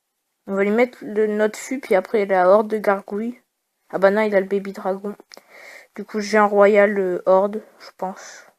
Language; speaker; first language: French; native; French